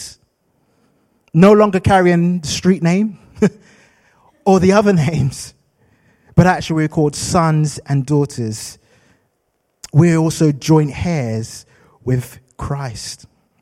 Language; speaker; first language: English; native; English